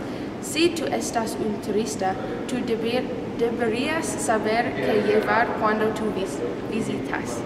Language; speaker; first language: Spanish; non-native, learner; English